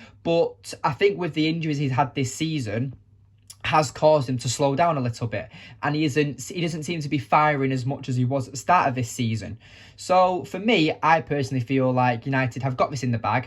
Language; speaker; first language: English; native; English